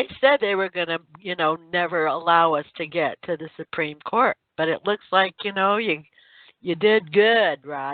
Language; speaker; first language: English; native; English